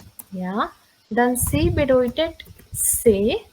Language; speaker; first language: German; non-native, fluent; Hindi